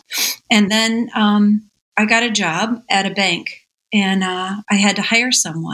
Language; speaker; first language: English; native; English